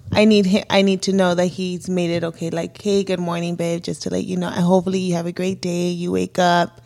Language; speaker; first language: English; early bilingual, other home language; Spanish